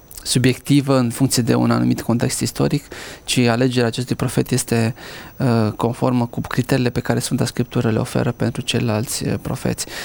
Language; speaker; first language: Romanian; native; Romanian